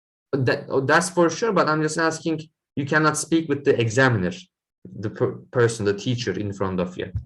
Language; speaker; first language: English; non-native, fluent; Turkish